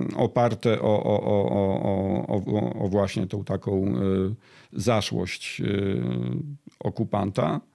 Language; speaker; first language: Polish; native; Polish